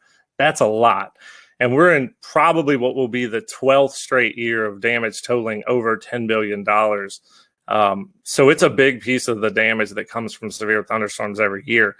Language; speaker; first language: English; native; English